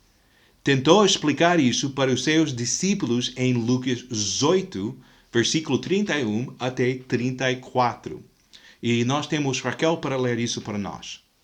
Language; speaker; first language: Portuguese; non-native, fluent; English